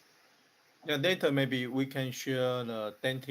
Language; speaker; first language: English; non-native, learner; Chinese